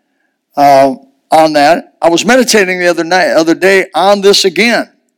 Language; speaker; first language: English; native; English